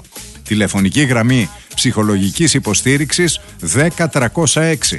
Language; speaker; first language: Greek; native; Greek